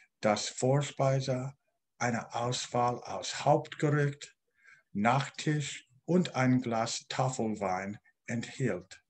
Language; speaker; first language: German; non-native, learner; English